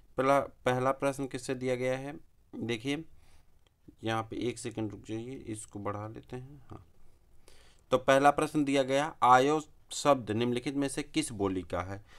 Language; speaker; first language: Hindi; native; Hindi